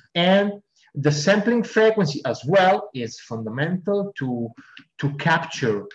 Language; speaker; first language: English; non-native, fluent; Italian